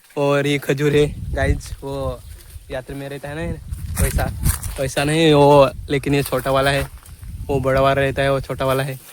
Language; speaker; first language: Hindi; non-native, local second language; Marathi